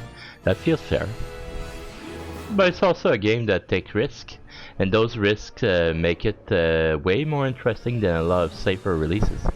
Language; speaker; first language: English; native; English